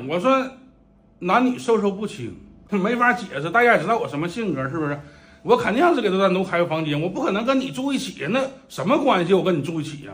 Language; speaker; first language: Chinese; native; Chinese